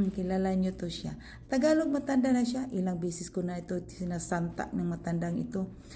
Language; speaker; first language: Filipino; non-native, local second language; Cebuano